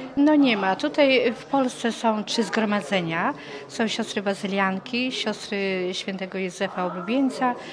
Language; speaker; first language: Polish; non-native, local second language; Ukrainian